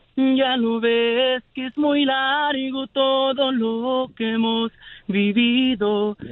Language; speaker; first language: Spanish; native; Spanish